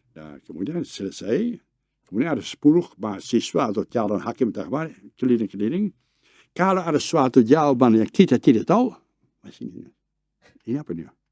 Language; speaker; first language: Indonesian; non-native, fluent; Dutch